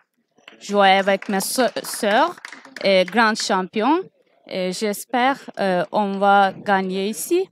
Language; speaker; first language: French; non-native, learner; Turkish